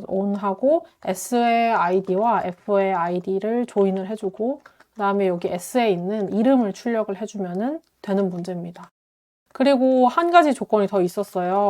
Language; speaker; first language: Korean; native; Korean